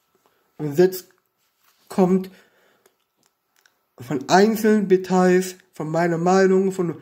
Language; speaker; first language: German; non-native, learner; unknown